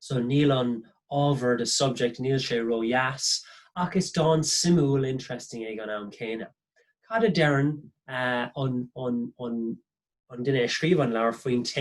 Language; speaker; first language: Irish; non-native, local second language; English